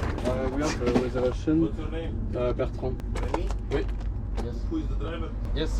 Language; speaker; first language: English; non-native, learner; French